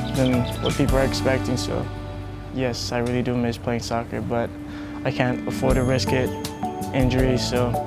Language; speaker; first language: English; non-native, fluent; Samoan